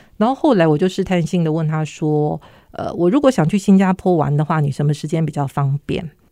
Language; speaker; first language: Chinese; native; Chinese